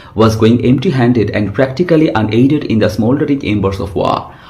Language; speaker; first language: English; non-native, local second language; Bangla